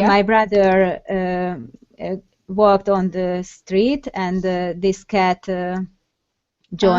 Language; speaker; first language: English; non-native, learner; Hungarian